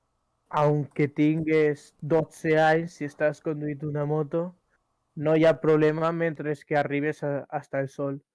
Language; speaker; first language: Catalan; early bilingual, other home language; Urdu